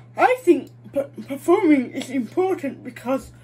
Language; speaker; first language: English; native; English